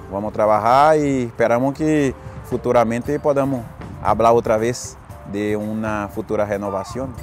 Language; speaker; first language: Spanish; non-native, fluent; Portuguese